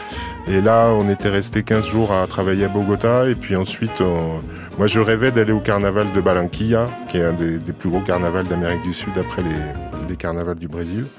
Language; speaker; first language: French; native; French